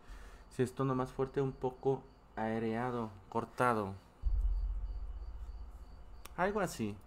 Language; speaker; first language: Spanish; non-native, fluent; Korean